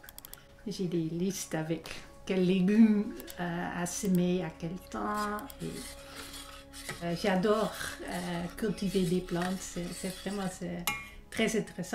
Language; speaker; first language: French; non-native, fluent; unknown